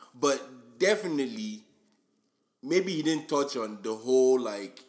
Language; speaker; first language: English; non-native, local second language; Yoruba